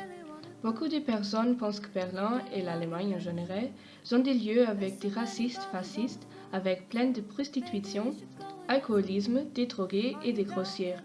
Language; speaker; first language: French; non-native, learner; German